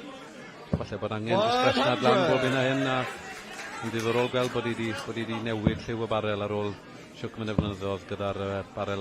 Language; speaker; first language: Welsh; native; Welsh